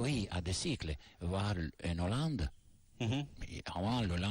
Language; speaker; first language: French; non-native, learner; Italian